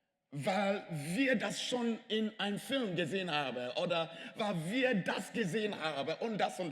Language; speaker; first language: German; non-native, fluent; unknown